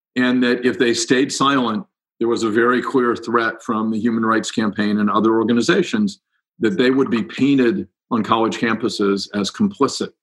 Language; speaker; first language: English; native; English